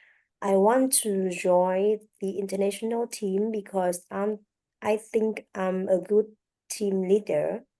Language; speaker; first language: English; non-native, learner; French